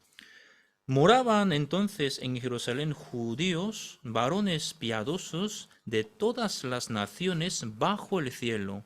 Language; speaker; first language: Spanish; non-native, fluent; Korean